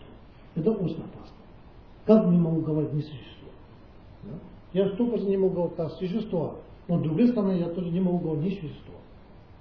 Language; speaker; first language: Russian; non-native, learner; Tibetan